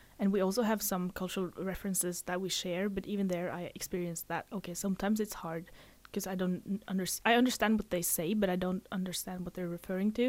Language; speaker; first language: English; non-native, fluent; Norwegian